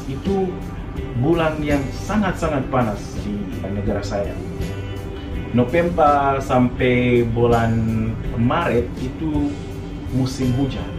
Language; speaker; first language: Indonesian; non-native, fluent; Nyanja